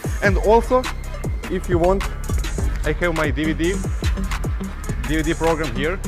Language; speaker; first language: English; non-native, learner; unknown